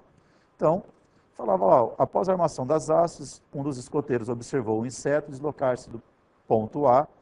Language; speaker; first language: Portuguese; native; Portuguese